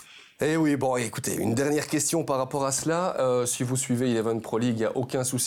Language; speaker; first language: French; native; French